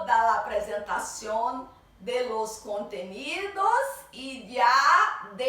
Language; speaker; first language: Spanish; non-native, learner; Portuguese